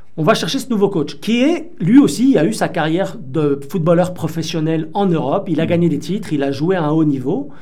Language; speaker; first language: French; native; French